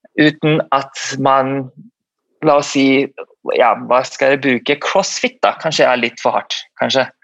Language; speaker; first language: Norwegian; non-native, fluent; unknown